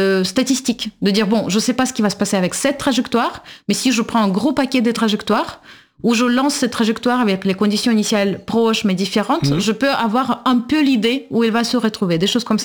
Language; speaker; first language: French; non-native, fluent; Russian